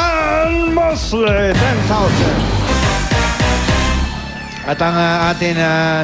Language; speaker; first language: Filipino; native; Filipino